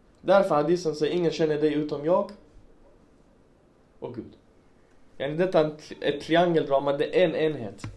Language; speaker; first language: Swedish; early bilingual, other home language; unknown